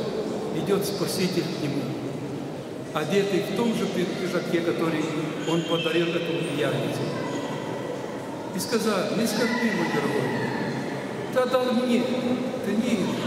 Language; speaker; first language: Russian; non-native, local second language; Ukrainian